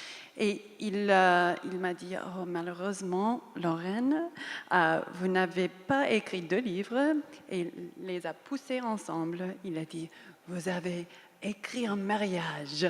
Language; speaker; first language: French; non-native, fluent; English